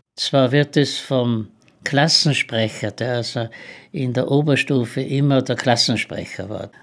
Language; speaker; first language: German; native; German